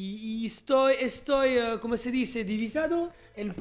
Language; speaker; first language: Spanish; non-native, learner; French